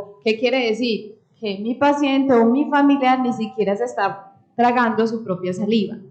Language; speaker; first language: Spanish; native; Spanish